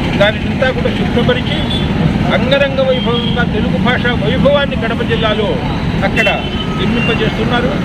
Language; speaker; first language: Telugu; native; Telugu